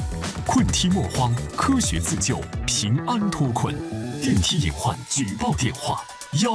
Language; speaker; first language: Chinese; native; Chinese